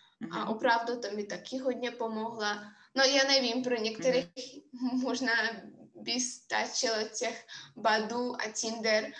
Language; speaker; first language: Czech; non-native, fluent; Russian